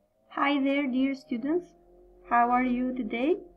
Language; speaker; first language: English; non-native, fluent; Albanian